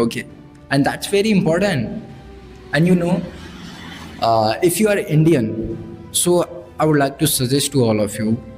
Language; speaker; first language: English; non-native, learner; Bhojpuri